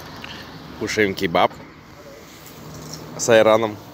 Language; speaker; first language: Russian; native; Russian